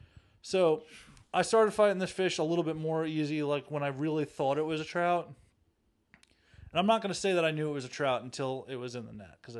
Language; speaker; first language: English; native; English